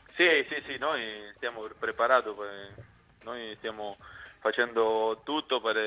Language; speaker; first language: Italian; non-native, learner; Spanish